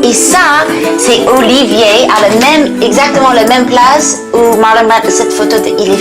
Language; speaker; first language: French; non-native, learner; English